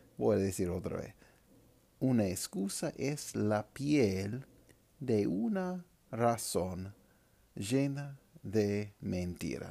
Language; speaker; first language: Spanish; non-native, fluent; English